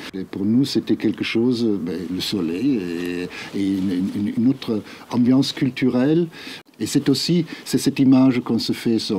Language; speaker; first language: French; non-native, fluent; German